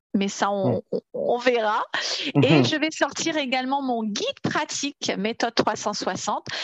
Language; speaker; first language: French; native; French